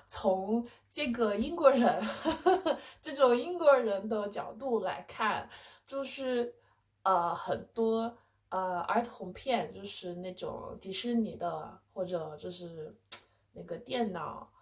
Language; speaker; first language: Chinese; non-native, fluent; English